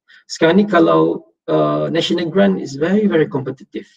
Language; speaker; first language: English; non-native, local second language; Malay